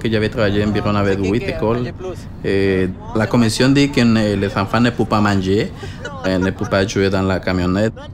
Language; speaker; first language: French; non-native, learner; Spanish